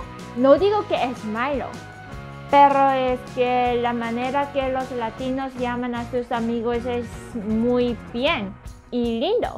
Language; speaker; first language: Spanish; non-native, learner; Korean